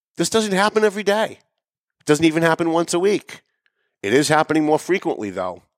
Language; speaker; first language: English; native; English